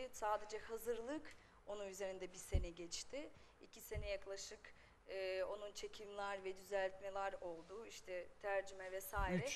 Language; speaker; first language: Turkish; non-native, fluent; Russian